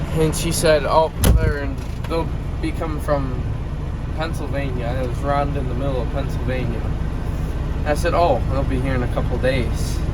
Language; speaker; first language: English; native; English